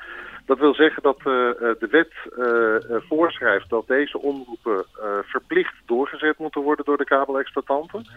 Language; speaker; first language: Dutch; native; Dutch